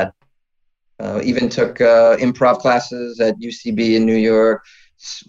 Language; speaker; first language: English; native; English